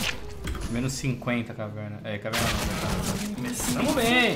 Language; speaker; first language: Portuguese; native; Portuguese